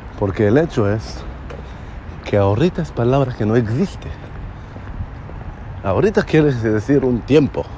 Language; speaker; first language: Spanish; non-native, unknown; Hebrew